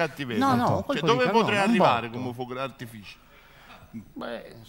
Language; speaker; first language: Italian; native; Italian